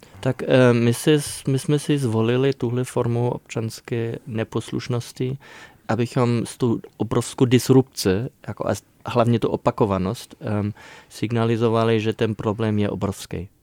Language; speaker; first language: Czech; non-native, fluent; German